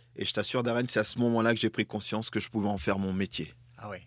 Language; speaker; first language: French; native; French